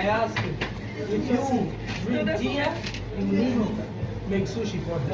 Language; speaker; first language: English; non-native, learner; Nepali